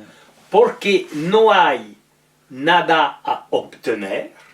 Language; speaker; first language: Spanish; non-native, learner; French